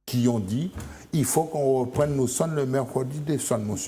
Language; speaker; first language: French; native; French